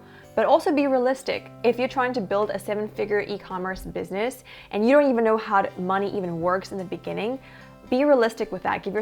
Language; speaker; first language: English; early bilingual, other home language; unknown